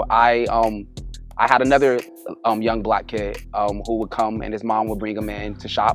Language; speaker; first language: English; native; English